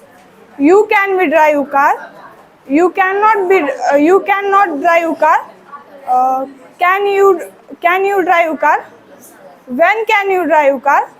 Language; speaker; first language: English; non-native, learner; Marathi